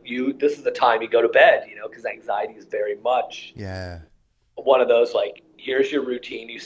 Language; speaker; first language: English; native; English